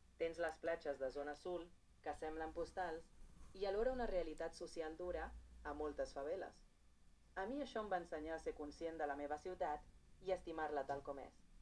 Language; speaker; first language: Catalan; non-native, fluent; Portuguese